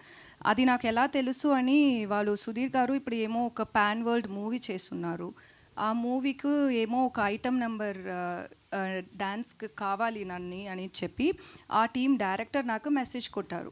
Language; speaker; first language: Telugu; non-native, local second language; Tamil